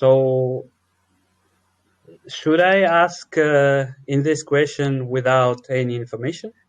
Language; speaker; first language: English; non-native, learner; Russian